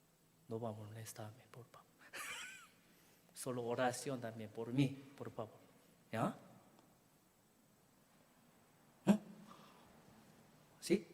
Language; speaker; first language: Spanish; non-native, learner; Korean